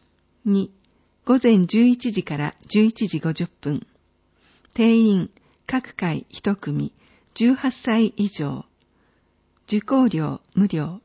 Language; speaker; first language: Japanese; native; Japanese